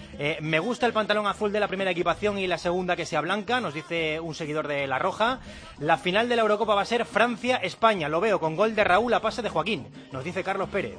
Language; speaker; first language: Spanish; native; Spanish